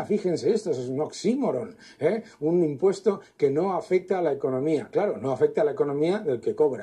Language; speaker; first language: Spanish; native; Spanish